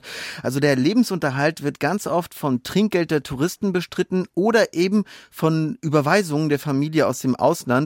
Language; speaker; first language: German; native; German